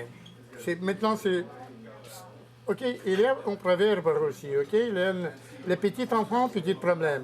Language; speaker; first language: French; non-native, learner; Russian